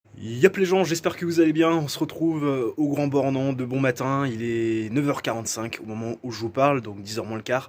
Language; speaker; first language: French; native; French